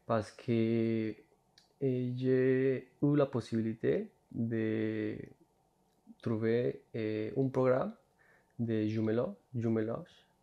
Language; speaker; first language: French; non-native, fluent; Spanish